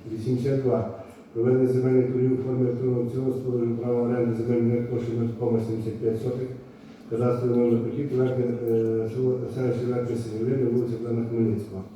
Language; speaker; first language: Ukrainian; native; Ukrainian